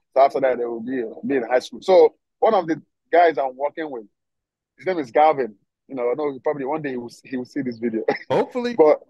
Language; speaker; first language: English; non-native, local second language; Igbo